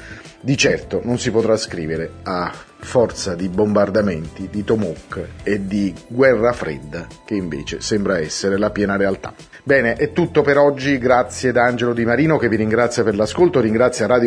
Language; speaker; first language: Italian; native; Italian